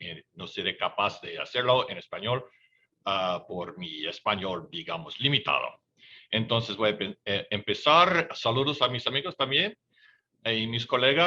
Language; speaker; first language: Spanish; non-native, fluent; English